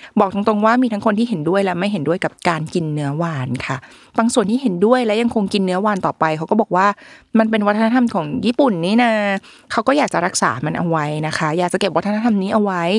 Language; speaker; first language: Thai; native; Thai